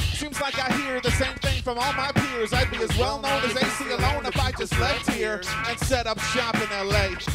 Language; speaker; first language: English; native; English